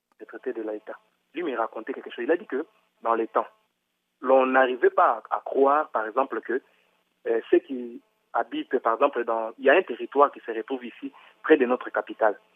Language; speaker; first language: French; non-native, local second language; Kongo